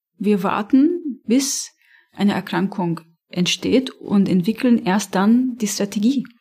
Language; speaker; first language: German; non-native, fluent; Arabic